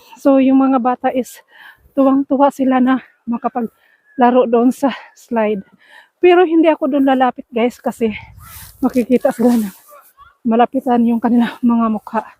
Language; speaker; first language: Filipino; non-native, local second language; Cebuano